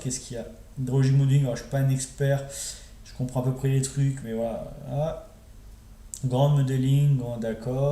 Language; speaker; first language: French; native; French